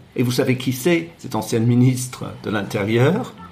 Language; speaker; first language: French; non-native, fluent; English